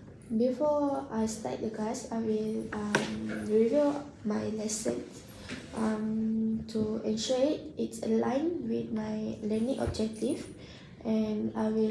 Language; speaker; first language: English; non-native, learner; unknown